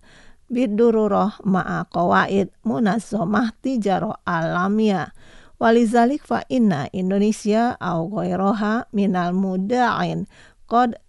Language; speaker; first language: Arabic; non-native, fluent; Indonesian